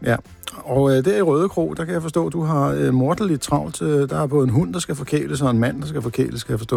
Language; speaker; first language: Danish; native; Danish